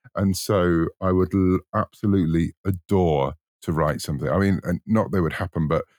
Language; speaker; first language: English; native; English